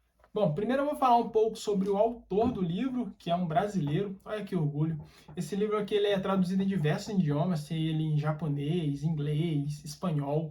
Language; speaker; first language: Portuguese; native; Portuguese